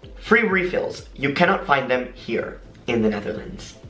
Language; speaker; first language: English; native; English